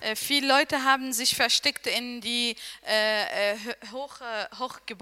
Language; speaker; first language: German; non-native, learner; Arabic